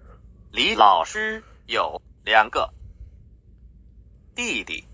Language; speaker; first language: Chinese; non-native, learner; English